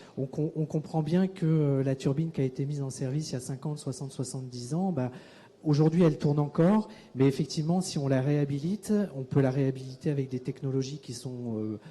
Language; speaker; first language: French; native; French